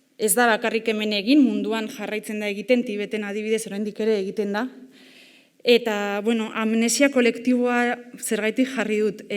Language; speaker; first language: Basque; non-native, local second language; Spanish